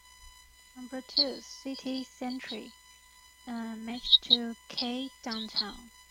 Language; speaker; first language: English; non-native, learner; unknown